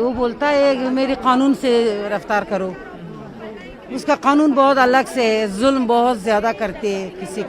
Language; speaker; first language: Hindi; non-native, learner; Persian